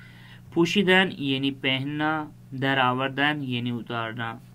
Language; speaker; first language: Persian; non-native, fluent; Urdu